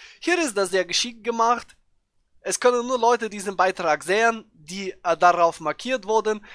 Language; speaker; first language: German; native; German